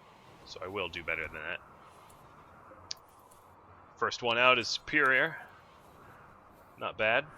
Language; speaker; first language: English; native; English